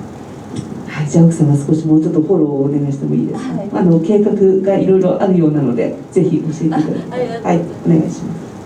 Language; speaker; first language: Japanese; native; Japanese